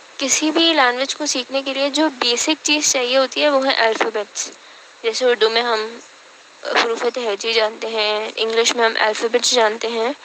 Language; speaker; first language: Urdu; native; Urdu